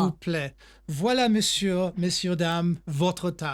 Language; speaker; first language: French; non-native, fluent; English